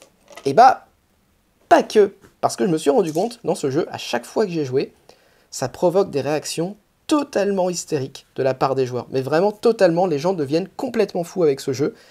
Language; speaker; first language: French; native; French